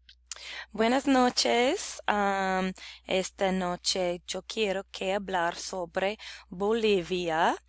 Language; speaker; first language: Spanish; non-native, learner; English